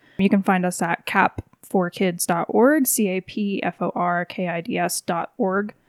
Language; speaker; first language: English; native; English